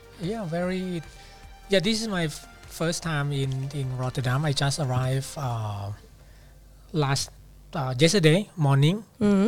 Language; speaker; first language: English; non-native, fluent; Thai